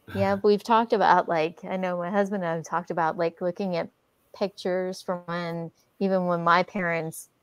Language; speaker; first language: English; native; English